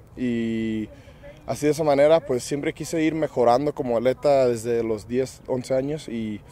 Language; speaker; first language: Spanish; early bilingual, other home language; English